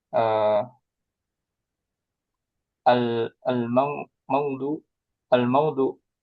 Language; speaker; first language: Arabic; non-native, learner; Indonesian